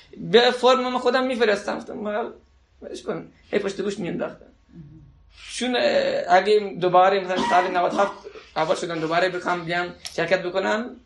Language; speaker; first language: Persian; non-native, local second language; Baluchi